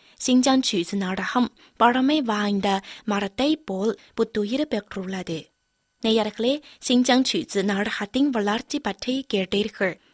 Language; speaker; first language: Tamil; non-native, fluent; Chinese